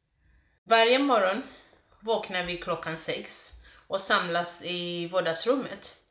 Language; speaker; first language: Swedish; non-native, fluent; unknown